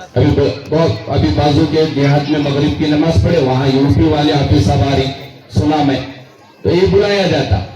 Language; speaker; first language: Urdu; native; Urdu